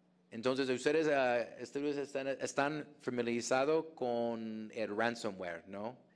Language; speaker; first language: Spanish; non-native, fluent; English